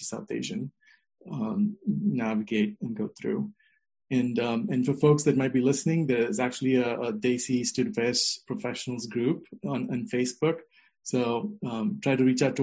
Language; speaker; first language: English; non-native, local second language; Telugu